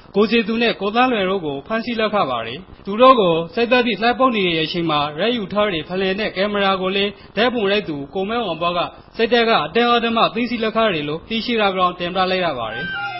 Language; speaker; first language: Burmese; native; Burmese